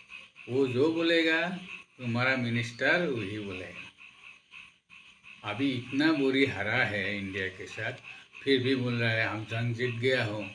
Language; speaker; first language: Hindi; non-native, local second language; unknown